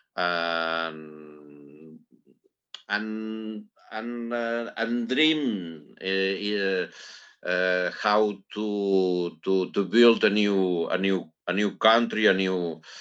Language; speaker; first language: English; non-native, learner; Catalan